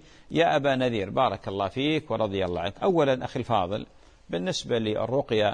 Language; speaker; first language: Arabic; native; Arabic